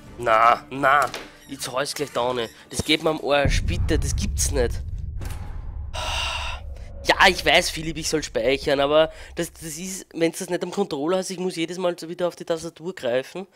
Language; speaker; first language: German; native; German